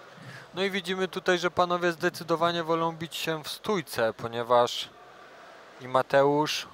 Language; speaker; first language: Polish; native; Polish